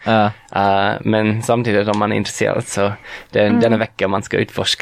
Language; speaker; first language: Swedish; non-native, fluent; English